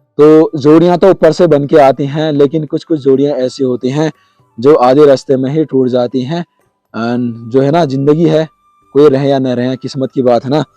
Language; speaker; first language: Hindi; native; Hindi